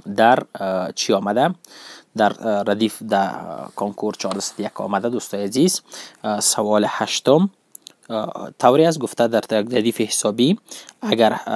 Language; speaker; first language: Persian; non-native, local second language; Pashto